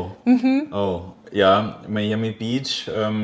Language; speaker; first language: German; native; German